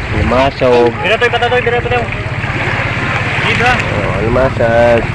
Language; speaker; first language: Filipino; native; Filipino